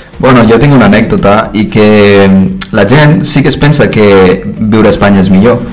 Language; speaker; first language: Catalan; early bilingual, other home language; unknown